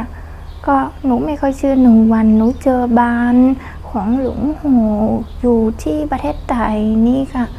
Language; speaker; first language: Thai; non-native, learner; Vietnamese